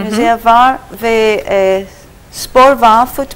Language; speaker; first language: Turkish; non-native, learner; English